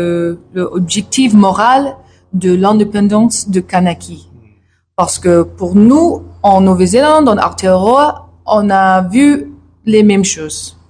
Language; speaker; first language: French; non-native, learner; English